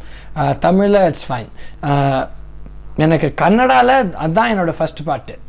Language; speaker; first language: Tamil; early bilingual, heritage; Tamil